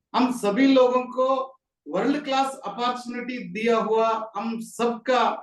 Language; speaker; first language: Hindi; non-native, local second language; Kannada